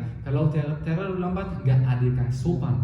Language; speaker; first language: Indonesian; non-native, fluent; German